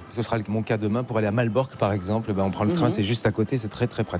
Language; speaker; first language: French; native; French